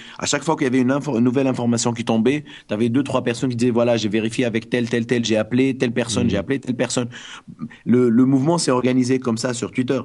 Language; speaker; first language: French; non-native, local second language; Arabic